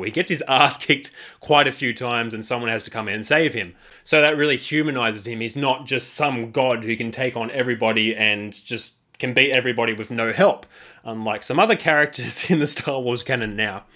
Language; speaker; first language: English; native; English